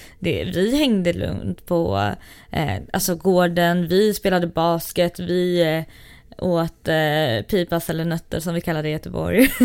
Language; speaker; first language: Swedish; native; Swedish